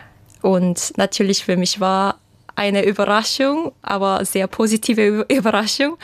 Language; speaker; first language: German; non-native, fluent; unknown